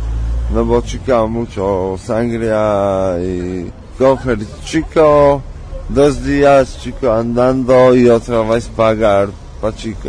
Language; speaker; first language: Spanish; non-native, learner; Polish